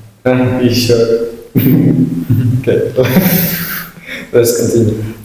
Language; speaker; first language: English; non-native, learner; Indonesian